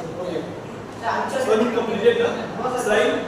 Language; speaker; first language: English; non-native, local second language; Hindi